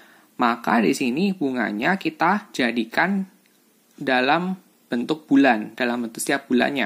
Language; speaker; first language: Indonesian; native; Indonesian